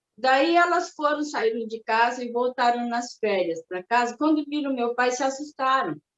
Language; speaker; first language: Portuguese; early bilingual, other home language; Japanese